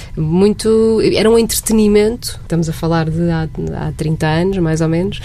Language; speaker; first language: Portuguese; native; Portuguese